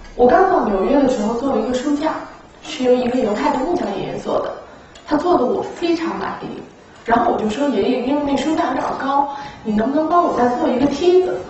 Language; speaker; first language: Chinese; native; Chinese